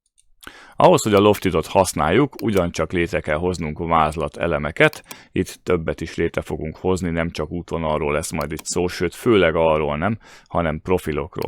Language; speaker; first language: Hungarian; native; Hungarian